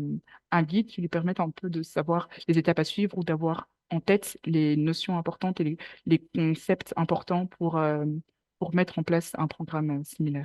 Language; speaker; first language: French; native; French